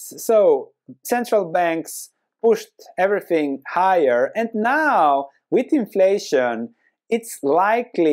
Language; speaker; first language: English; non-native, fluent; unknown